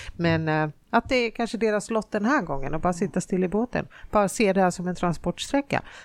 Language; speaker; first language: Swedish; native; Swedish